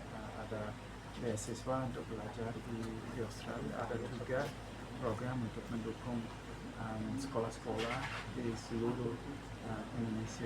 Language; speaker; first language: Indonesian; non-native, fluent; English